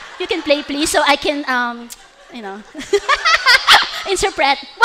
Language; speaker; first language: English; non-native, local second language; Filipino